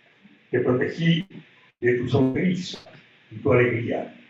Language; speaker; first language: Spanish; native; Spanish